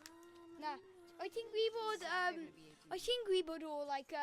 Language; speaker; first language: Welsh; non-native, local second language; English